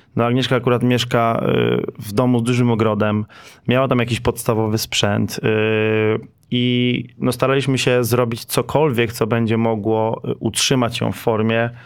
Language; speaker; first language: Polish; native; Polish